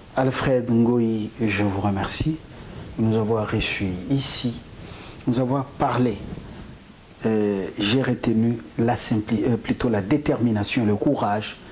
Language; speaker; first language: French; non-native, local second language; Lingala